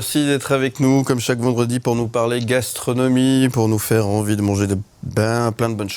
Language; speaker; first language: French; native; French